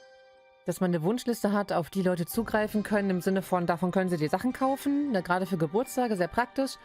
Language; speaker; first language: German; native; German